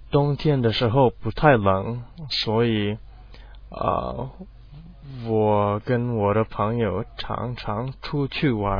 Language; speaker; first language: Chinese; non-native, learner; English